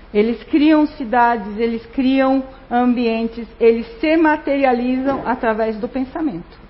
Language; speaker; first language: Portuguese; non-native, fluent; Spanish